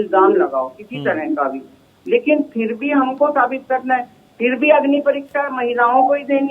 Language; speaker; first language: Hindi; native; Hindi